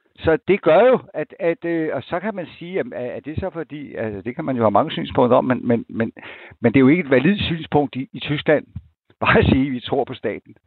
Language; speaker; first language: Danish; native; Danish